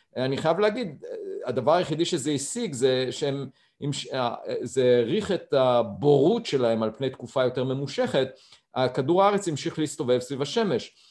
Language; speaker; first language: Hebrew; native; Hebrew